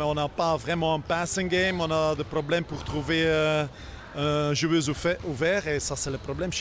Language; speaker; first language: French; non-native, fluent; Dutch